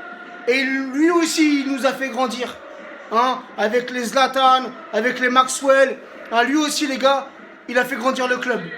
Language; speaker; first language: French; native; French